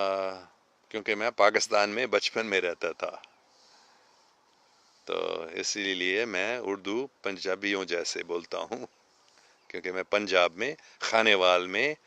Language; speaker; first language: Hindi; non-native, local second language; English